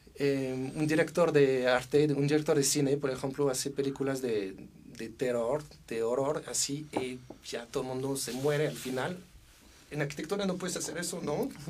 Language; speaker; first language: Spanish; non-native, fluent; French